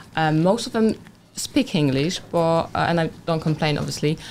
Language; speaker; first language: English; non-native, fluent; Polish